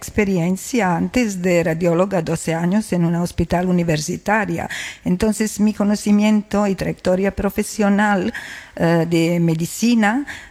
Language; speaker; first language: Spanish; non-native, learner; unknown